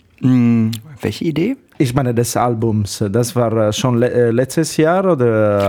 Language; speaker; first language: German; non-native, learner; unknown